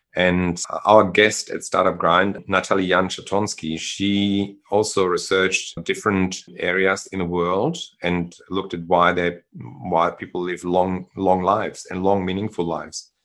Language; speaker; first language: English; non-native, fluent; German